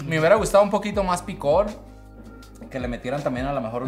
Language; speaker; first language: Spanish; native; Spanish